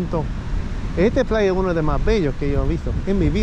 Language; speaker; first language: Spanish; non-native, learner; English